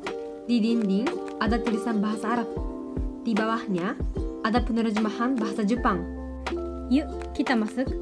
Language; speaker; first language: Indonesian; non-native, fluent; Japanese